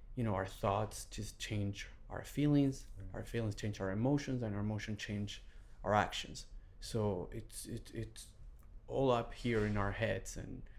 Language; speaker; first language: English; non-native, fluent; Spanish